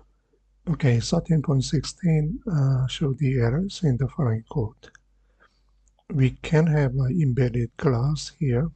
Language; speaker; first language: English; non-native, fluent; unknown